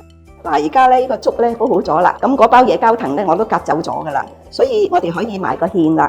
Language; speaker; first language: Cantonese; native; Cantonese